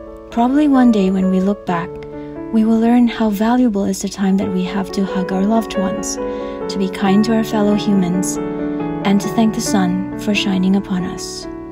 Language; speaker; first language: English; non-native, fluent; Indonesian